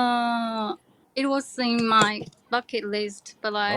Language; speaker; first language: English; non-native, learner; Chinese